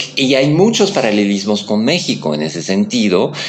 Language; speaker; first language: Spanish; non-native, fluent; French